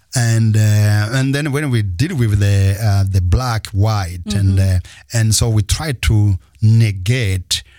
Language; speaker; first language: English; non-native, local second language; Kinyarwanda